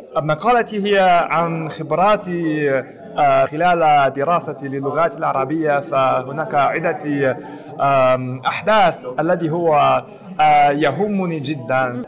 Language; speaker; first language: Arabic; non-native, fluent; Chinese